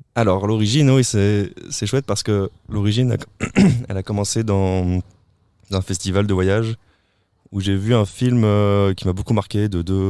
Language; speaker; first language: French; native; French